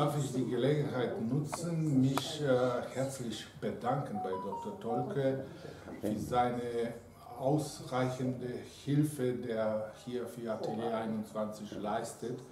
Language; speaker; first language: German; non-native, fluent; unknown